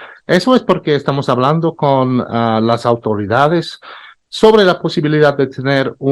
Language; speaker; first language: Spanish; non-native, fluent; English